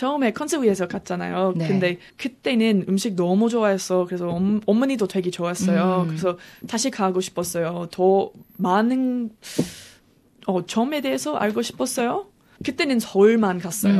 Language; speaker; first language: Korean; non-native, learner; English